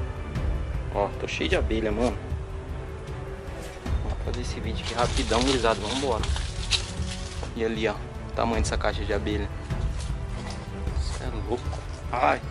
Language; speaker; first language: Portuguese; native; Portuguese